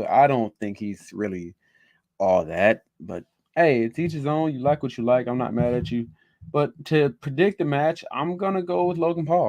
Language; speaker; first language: English; native; English